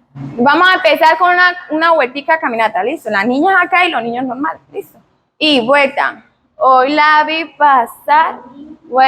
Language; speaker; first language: Spanish; native; Spanish